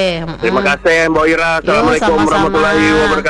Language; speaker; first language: Indonesian; native; Indonesian